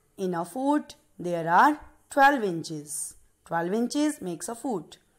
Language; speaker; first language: English; non-native, local second language; Punjabi